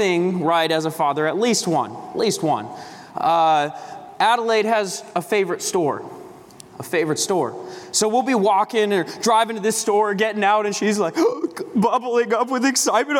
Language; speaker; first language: English; native; English